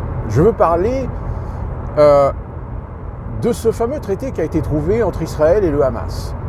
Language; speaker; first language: French; native; French